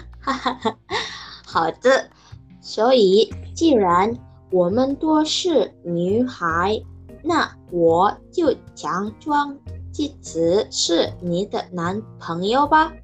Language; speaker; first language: Chinese; non-native, learner; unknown